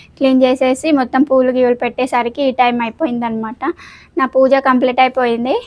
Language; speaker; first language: Telugu; native; Telugu